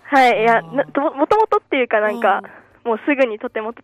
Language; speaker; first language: Japanese; native; Japanese